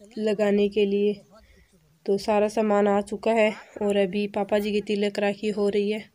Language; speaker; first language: Hindi; native; Hindi